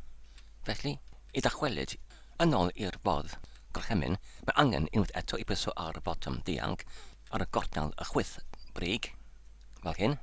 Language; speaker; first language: Welsh; non-native, local second language; English